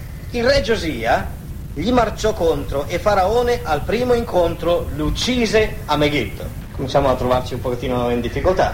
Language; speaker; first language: Italian; native; Italian